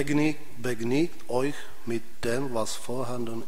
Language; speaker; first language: German; non-native, fluent; Czech